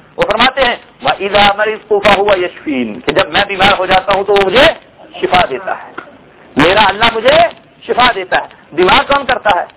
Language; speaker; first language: Urdu; non-native, local second language; Punjabi